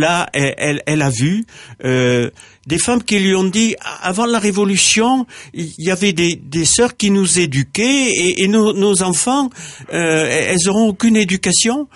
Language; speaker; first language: French; native; French